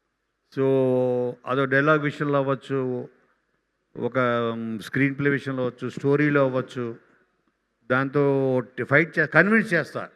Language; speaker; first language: Telugu; native; Telugu